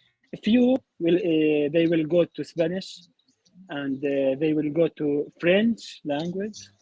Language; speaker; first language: English; non-native, learner; Arabic